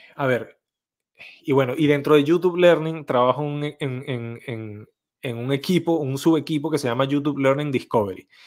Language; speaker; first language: Spanish; native; Spanish